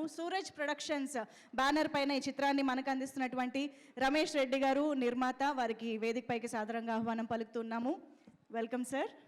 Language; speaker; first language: Telugu; native; Telugu